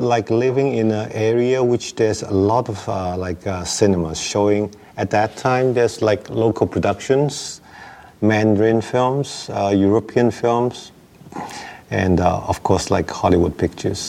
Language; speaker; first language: English; non-native, local second language; Wu Chinese